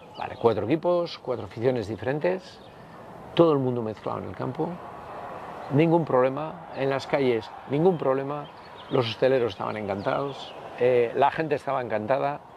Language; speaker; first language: Spanish; native; Spanish